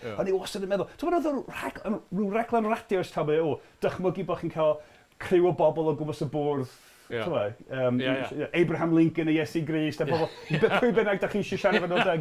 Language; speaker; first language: Welsh; non-native, fluent; English